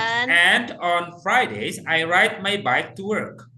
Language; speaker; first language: English; non-native, fluent; Indonesian